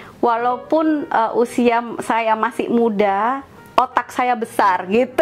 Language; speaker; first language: Indonesian; native; Indonesian